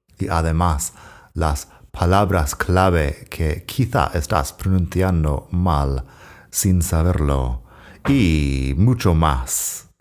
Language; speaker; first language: Spanish; non-native, fluent; English